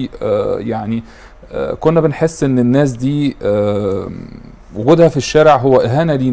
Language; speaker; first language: Arabic; native; Arabic